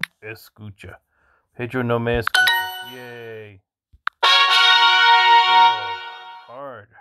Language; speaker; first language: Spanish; non-native, learner; English